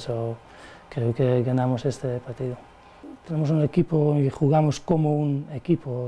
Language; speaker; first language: Spanish; non-native, learner; Dutch